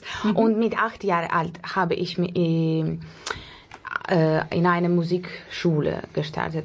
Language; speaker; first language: German; non-native, learner; Russian